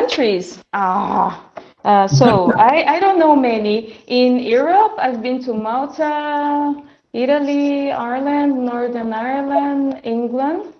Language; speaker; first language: English; non-native, fluent; Portuguese